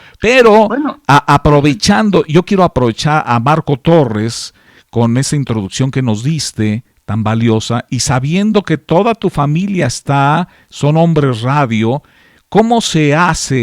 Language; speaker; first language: Spanish; native; Spanish